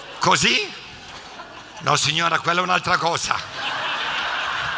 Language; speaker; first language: Italian; native; Italian